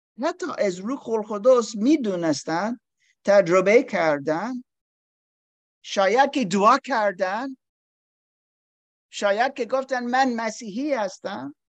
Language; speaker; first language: Persian; non-native, learner; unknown